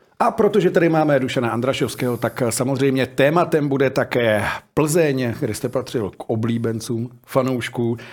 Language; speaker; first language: Czech; native; Czech